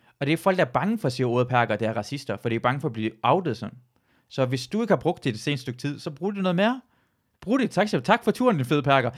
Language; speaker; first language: Danish; early bilingual, other home language; Persian